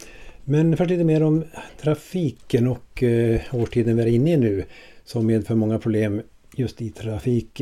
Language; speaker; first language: Swedish; native; Swedish